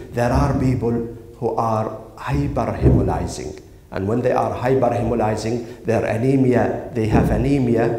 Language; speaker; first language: English; non-native, fluent; Arabic